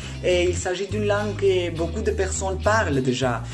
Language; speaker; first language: French; non-native, fluent; Russian